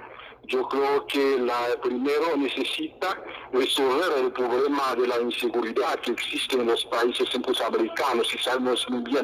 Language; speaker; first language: Spanish; non-native, fluent; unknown